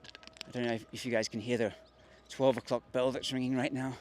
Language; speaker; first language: English; native; English